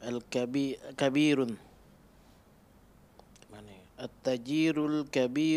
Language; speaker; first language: Arabic; non-native, learner; Indonesian